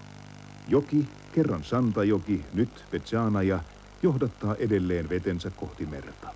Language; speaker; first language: Finnish; native; Finnish